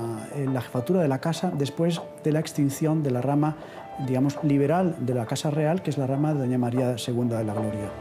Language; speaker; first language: Spanish; native; Spanish